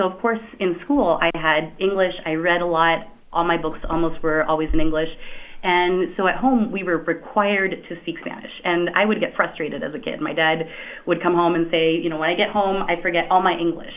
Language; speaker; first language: English; native; English